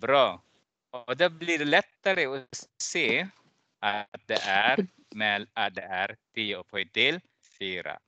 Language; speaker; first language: Swedish; non-native, fluent; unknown